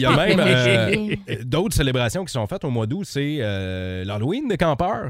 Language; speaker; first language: French; native; French